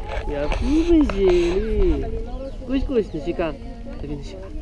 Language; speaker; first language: Hebrew; native; Hebrew